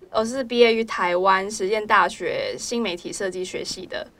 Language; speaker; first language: Chinese; non-native, local second language; Cantonese